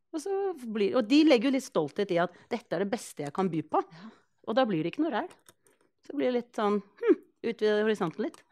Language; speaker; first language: Norwegian; early bilingual, other home language; Icelandic